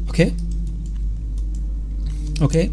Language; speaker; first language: English; non-native, learner; German